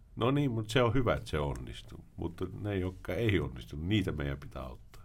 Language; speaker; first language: Finnish; early bilingual, heritage; Finnish